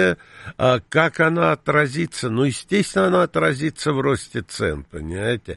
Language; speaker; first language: Russian; native; Russian